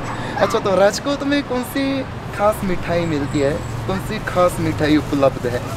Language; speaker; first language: Hindi; non-native, fluent; Japanese